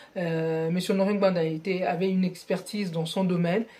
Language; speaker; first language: French; non-native, local second language; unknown